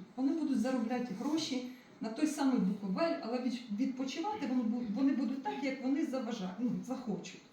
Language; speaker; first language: Ukrainian; non-native, local second language; Russian